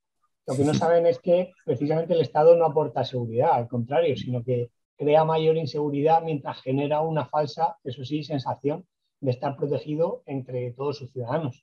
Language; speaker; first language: Spanish; native; Spanish